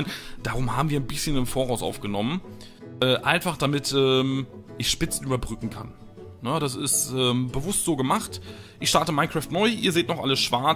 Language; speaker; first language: German; native; German